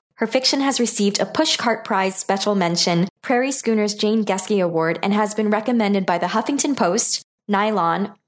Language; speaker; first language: English; native; English